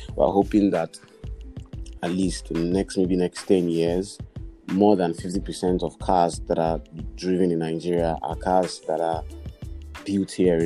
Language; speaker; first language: English; non-native, local second language; Yoruba